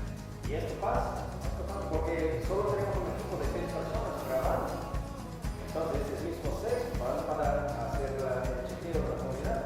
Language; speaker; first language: Spanish; non-native, fluent; English